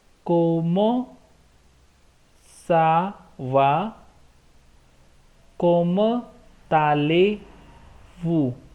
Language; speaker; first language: French; non-native, fluent; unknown